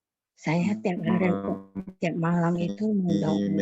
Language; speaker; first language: Indonesian; non-native, local second language; Chinese